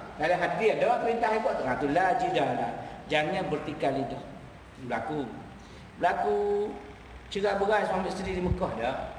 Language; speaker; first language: Malay; native; Malay